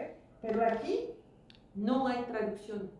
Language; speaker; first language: Spanish; non-native, fluent; French